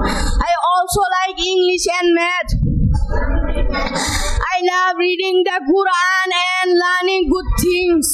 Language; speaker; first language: English; non-native, learner; Bangla